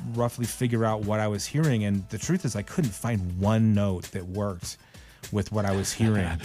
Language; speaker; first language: English; native; English